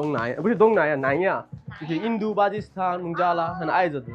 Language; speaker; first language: Chinese; non-native, learner; Bangla